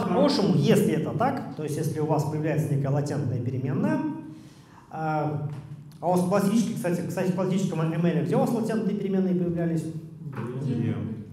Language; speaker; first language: Russian; native; Russian